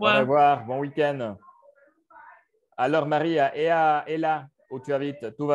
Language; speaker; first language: French; non-native, fluent; Spanish